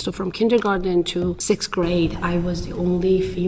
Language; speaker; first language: English; non-native, fluent; Persian